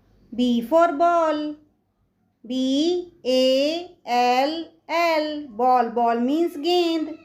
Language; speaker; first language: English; non-native, local second language; Hindi